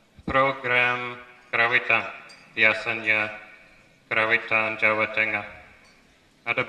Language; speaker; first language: Indonesian; non-native, fluent; English